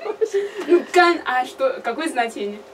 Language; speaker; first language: Russian; non-native, learner; Chinese